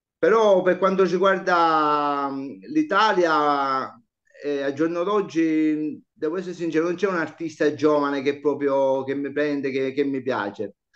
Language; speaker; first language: Italian; native; Italian